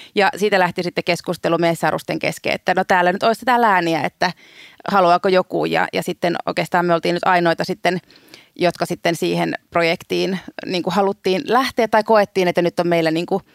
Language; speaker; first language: Finnish; native; Finnish